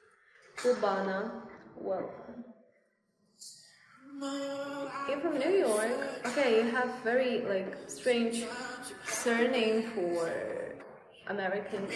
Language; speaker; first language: English; non-native, fluent; Russian